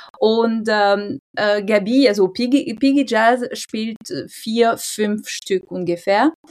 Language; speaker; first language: German; non-native, fluent; French